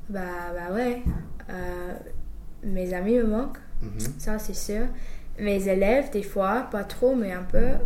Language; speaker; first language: French; non-native, fluent; English